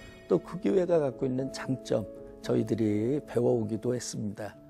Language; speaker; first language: Korean; native; Korean